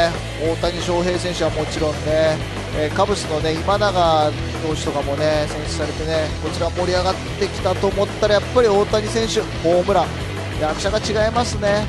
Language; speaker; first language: Japanese; native; Japanese